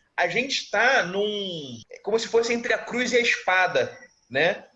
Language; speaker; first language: Portuguese; native; Portuguese